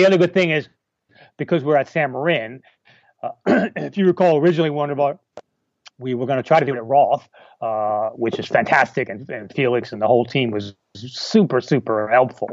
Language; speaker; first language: English; native; English